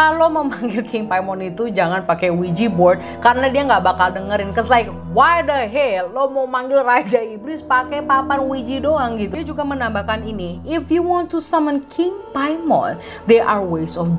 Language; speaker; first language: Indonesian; native; Indonesian